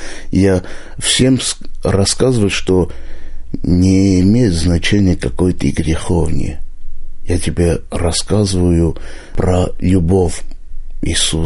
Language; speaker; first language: Russian; non-native, local second language; Armenian